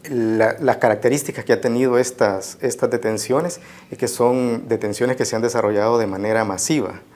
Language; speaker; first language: Spanish; native; Spanish